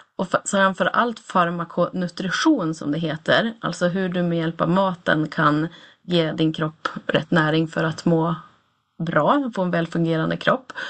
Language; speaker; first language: Swedish; native; Swedish